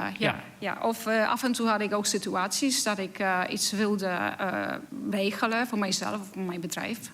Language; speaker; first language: Dutch; non-native, fluent; Polish